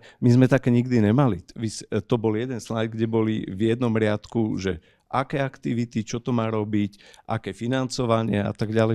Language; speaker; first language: Slovak; native; Slovak